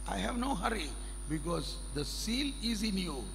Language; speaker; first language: English; non-native, local second language; Malayalam